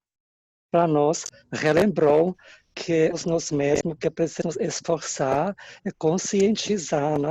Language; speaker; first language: Portuguese; non-native, fluent; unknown